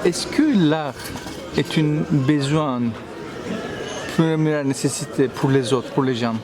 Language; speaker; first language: French; non-native, fluent; Turkish